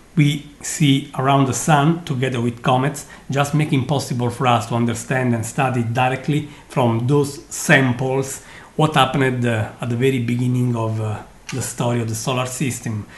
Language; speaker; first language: English; non-native, fluent; Italian